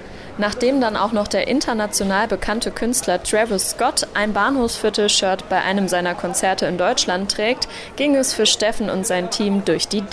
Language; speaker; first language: German; native; German